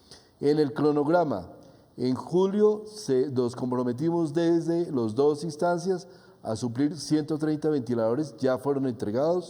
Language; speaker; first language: Spanish; native; Spanish